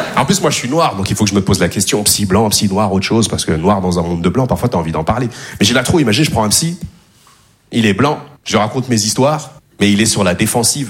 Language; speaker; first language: French; native; French